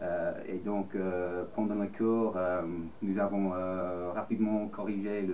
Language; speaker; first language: French; non-native, fluent; English